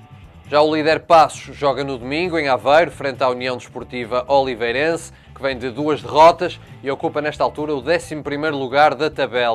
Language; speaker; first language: Portuguese; native; Portuguese